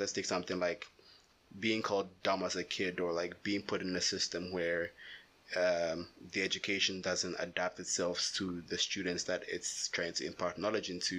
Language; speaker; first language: English; non-native, local second language; Akan